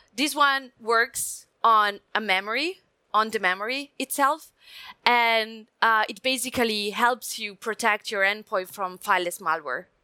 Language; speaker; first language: English; non-native, fluent; Italian